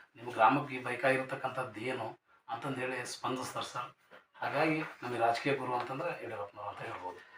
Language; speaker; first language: Kannada; non-native, local second language; Lambadi